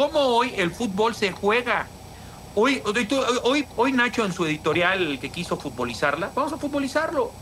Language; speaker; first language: Spanish; native; Spanish